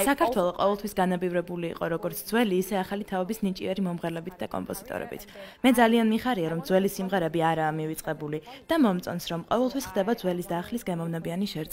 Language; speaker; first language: Georgian; non-native, fluent; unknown